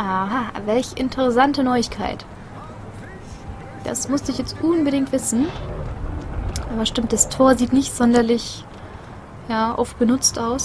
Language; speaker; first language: German; native; German